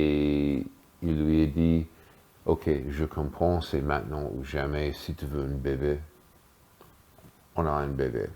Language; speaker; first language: French; non-native, fluent; English